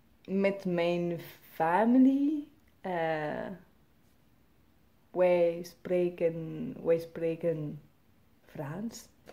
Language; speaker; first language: German; non-native, learner; French